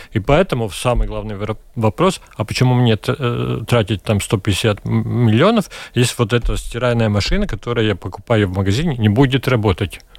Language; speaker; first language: Russian; non-native, local second language; Latvian